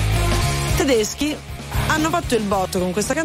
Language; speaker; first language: Italian; native; Italian